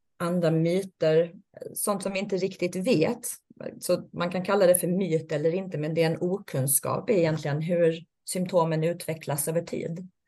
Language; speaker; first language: Swedish; native; Swedish